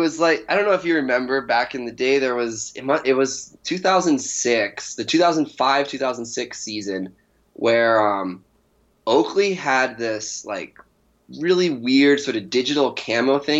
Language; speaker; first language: English; native; English